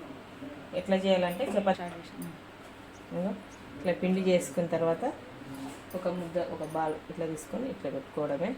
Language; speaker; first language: Telugu; native; Telugu